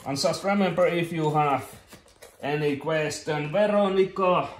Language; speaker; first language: English; non-native, learner; Finnish